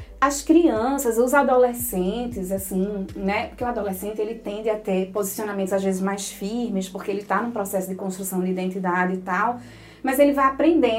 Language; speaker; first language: Portuguese; native; Portuguese